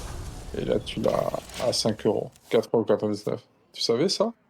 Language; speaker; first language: French; native; French